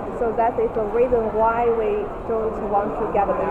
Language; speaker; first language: English; non-native, learner; Chinese